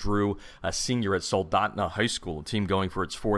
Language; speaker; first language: English; native; English